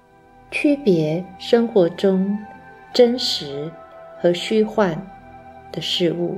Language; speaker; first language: Chinese; native; Chinese